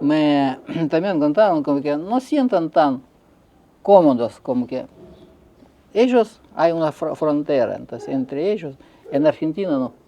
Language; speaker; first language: Spanish; non-native, fluent; Russian